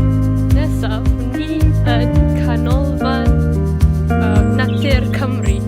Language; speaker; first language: Welsh; non-native, learner; Malay